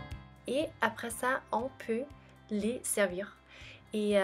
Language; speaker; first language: French; non-native, fluent; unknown